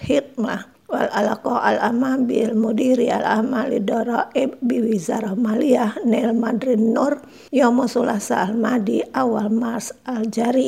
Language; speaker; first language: Arabic; non-native, fluent; Indonesian